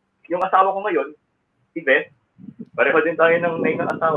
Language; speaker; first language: Filipino; native; Filipino